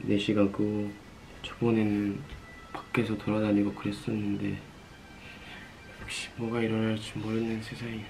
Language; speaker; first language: Korean; non-native, fluent; Japanese